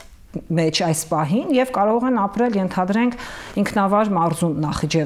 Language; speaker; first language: Armenian; native; Armenian